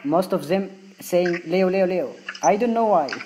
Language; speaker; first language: English; non-native, learner; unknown